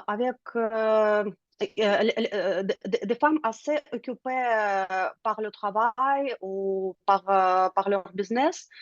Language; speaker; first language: French; non-native, learner; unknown